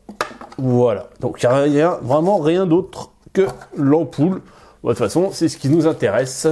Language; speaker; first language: French; native; French